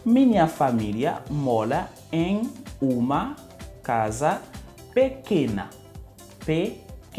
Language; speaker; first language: Portuguese; non-native, learner; Haitian Creole